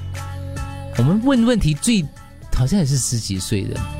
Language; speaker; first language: Chinese; native; Chinese